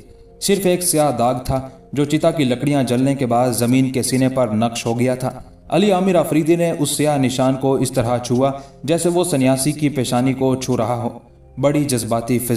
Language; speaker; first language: Urdu; native; Urdu